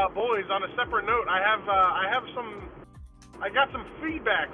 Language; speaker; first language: English; native; English